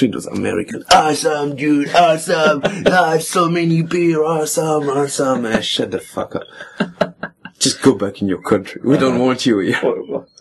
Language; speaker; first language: English; non-native, fluent; French